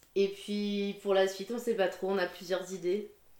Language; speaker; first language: French; native; French